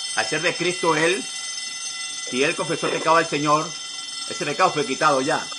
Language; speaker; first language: Spanish; native; Spanish